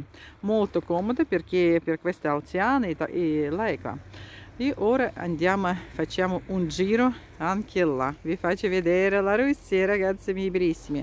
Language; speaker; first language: Italian; non-native, fluent; Russian